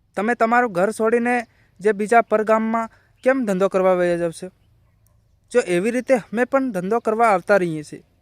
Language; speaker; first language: Gujarati; non-native, local second language; Bhili